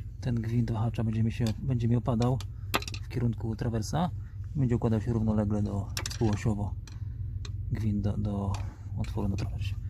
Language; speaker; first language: Polish; native; Polish